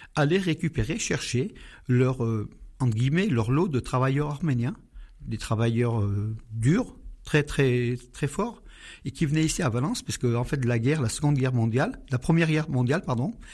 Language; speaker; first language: French; non-native, fluent; Armenian